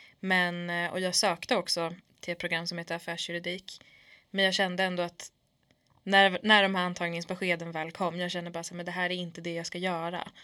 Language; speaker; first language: Swedish; early bilingual, other home language; Kurdish